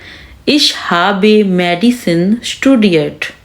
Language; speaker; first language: German; non-native, fluent; Urdu